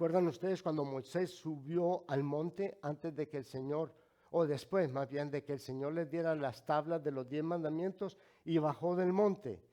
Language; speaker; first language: Spanish; native; Spanish